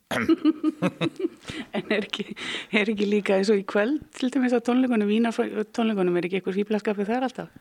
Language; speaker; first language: Icelandic; native; Icelandic